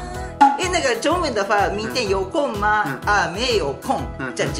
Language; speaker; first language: Chinese; non-native, fluent; Japanese